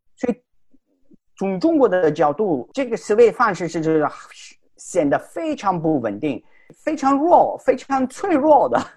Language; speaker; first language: Chinese; non-native, fluent; Italian